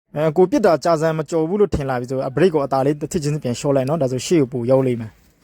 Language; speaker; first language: Burmese; native; Burmese